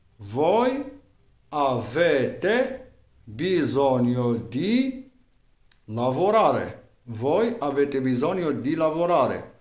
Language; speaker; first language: Italian; non-native, fluent; Arabic